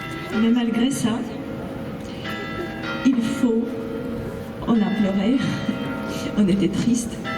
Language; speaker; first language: French; non-native, fluent; Ukrainian